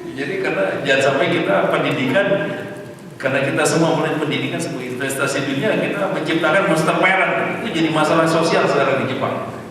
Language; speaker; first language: Indonesian; native; Indonesian